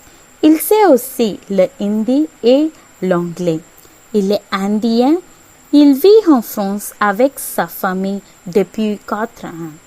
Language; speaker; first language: French; non-native, learner; Tamil